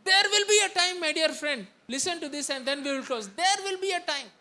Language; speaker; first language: English; non-native, local second language; Telugu